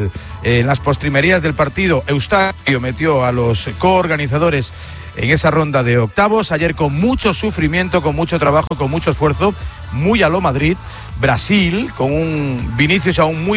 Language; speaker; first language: Spanish; native; Spanish